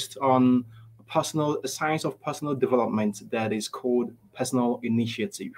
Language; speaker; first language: English; non-native, local second language; Igbo